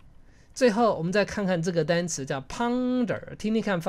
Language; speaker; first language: Chinese; native; Chinese